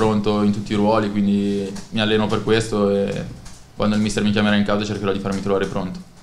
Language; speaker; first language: Italian; native; Italian